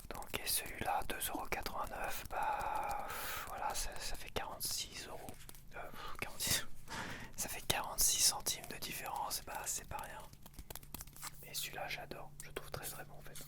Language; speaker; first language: French; native; French